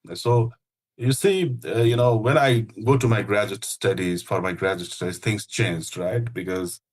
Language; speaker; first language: English; non-native, local second language; Nepali